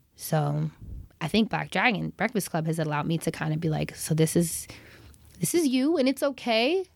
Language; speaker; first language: English; native; English